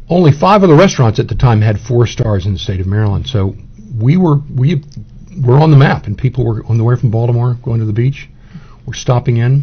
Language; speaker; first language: English; native; English